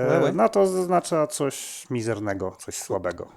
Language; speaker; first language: Polish; native; Polish